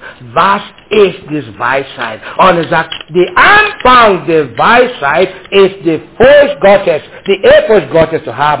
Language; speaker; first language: German; non-native, learner; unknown